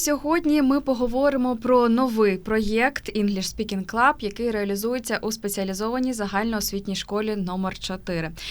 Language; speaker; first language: Ukrainian; native; Ukrainian